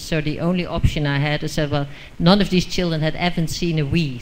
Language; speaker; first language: English; non-native, fluent; Dutch